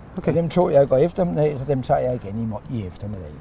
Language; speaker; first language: Danish; native; Danish